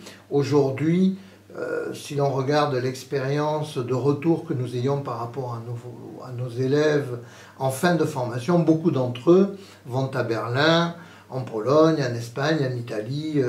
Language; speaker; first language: French; native; French